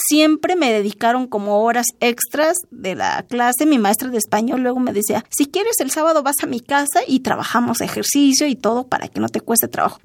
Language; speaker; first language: Spanish; non-native, local second language; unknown